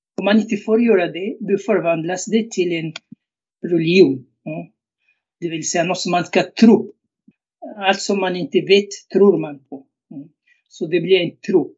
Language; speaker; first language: Swedish; non-native, fluent; Arabic